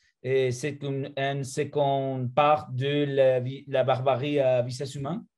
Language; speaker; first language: French; non-native, fluent; Spanish